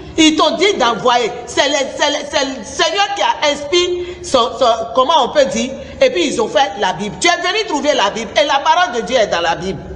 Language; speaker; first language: French; non-native, local second language; Susu